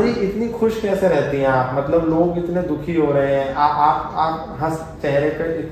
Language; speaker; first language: Hindi; native; Hindi